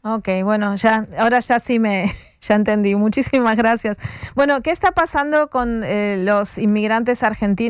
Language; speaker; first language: Spanish; native; Spanish